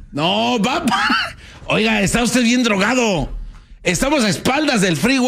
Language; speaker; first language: Spanish; native; Spanish